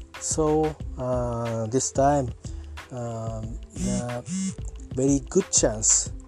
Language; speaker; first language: English; non-native, learner; Japanese